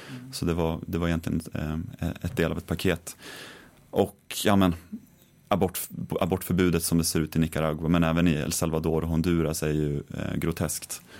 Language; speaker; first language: Swedish; native; Swedish